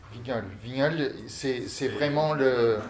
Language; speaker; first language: French; non-native, fluent; Portuguese